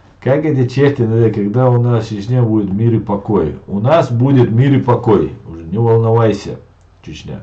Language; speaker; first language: Russian; non-native, local second language; Chechen